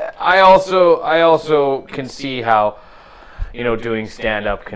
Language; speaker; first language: English; native; English